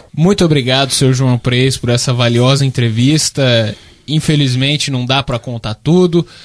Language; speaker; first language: Portuguese; native; Portuguese